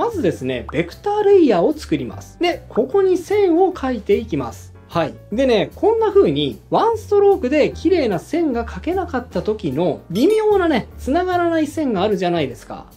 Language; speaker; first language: Japanese; native; Japanese